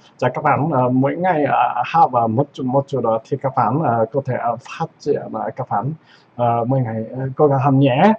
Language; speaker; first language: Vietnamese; non-native, learner; Korean